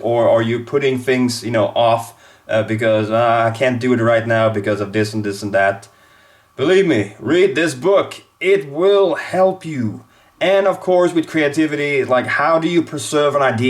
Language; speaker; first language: English; non-native, fluent; Swedish